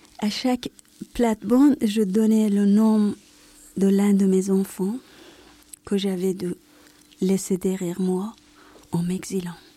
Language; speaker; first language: French; non-native, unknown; Persian